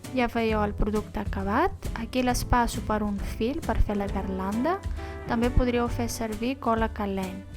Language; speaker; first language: Catalan; non-native, local second language; Spanish